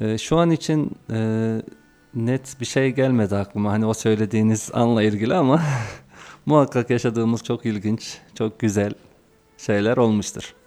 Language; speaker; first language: Turkish; native; Turkish